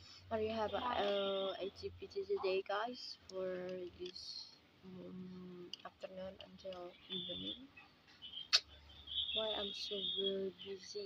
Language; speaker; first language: English; non-native, learner; Indonesian